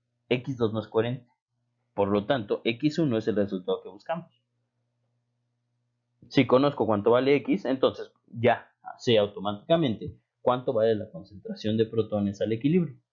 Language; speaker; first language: Spanish; native; Spanish